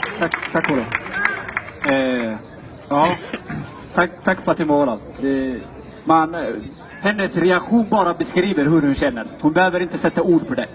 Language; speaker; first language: Swedish; non-native, fluent; Somali